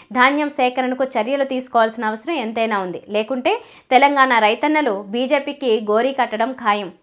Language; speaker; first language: Telugu; native; Telugu